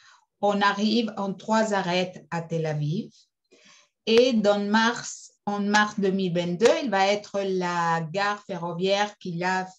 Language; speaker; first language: French; non-native, fluent; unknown